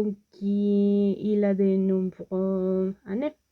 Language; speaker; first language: French; non-native, learner; Spanish